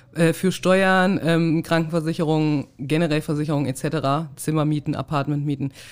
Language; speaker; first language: German; native; German